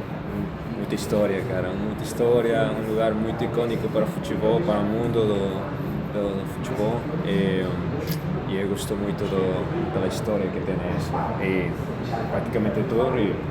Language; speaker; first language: Portuguese; non-native, fluent; Spanish